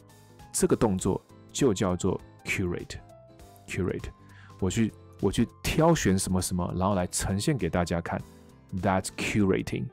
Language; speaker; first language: Chinese; native; Chinese